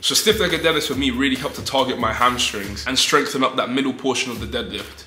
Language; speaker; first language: English; native; English